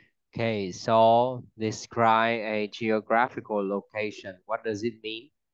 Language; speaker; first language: English; non-native, fluent; Vietnamese